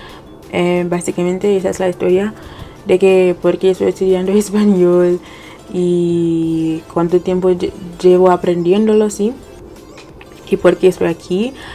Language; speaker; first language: Spanish; non-native, fluent; English